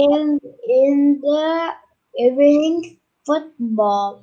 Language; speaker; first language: English; non-native, learner; Turkish